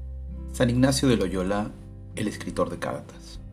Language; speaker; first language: Spanish; native; Spanish